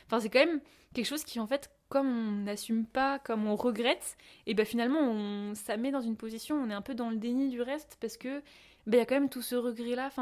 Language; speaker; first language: French; native; French